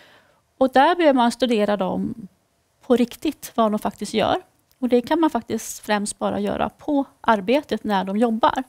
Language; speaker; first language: Swedish; native; Swedish